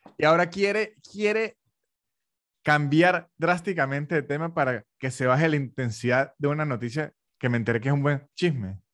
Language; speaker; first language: Spanish; native; Spanish